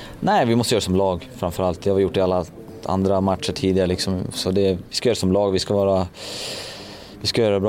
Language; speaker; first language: Swedish; native; Swedish